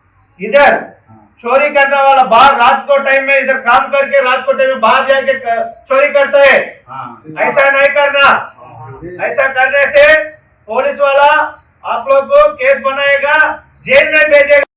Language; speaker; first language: Hindi; non-native, local second language; Telugu